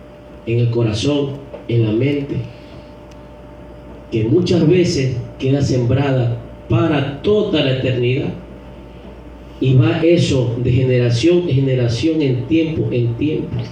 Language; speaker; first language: Spanish; native; Spanish